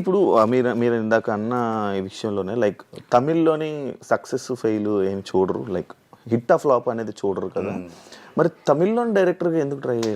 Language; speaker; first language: Telugu; native; Telugu